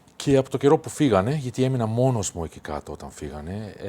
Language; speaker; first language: Greek; early bilingual, heritage; Greek